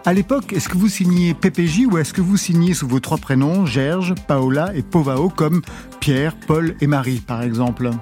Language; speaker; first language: French; native; French